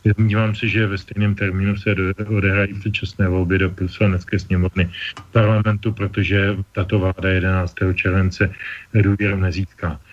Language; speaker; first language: Czech; native; Czech